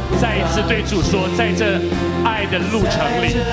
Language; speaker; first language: Chinese; native; Chinese